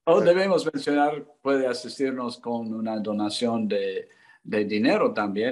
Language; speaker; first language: Spanish; non-native, learner; English